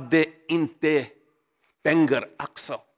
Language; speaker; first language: Swedish; non-native, learner; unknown